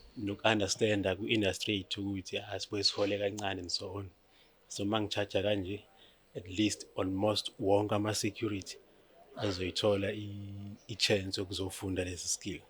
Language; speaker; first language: Zulu; native; Zulu